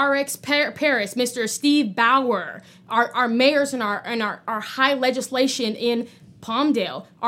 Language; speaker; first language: English; native; English